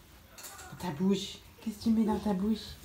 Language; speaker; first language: French; native; French